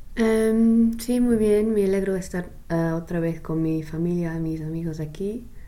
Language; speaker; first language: Spanish; non-native, fluent; English